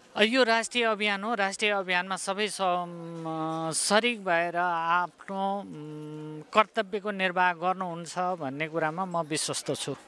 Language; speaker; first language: Nepali; native; Nepali